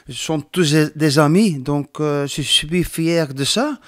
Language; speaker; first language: French; non-native, learner; Dutch